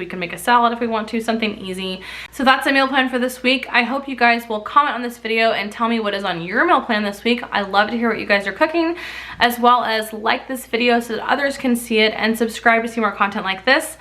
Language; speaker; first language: English; native; English